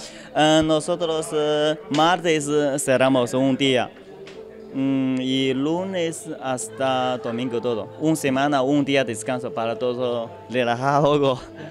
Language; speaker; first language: Spanish; non-native, learner; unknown